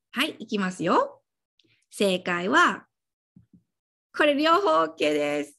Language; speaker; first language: Japanese; native; Japanese